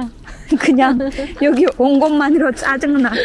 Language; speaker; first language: Korean; non-native, fluent; Turkmen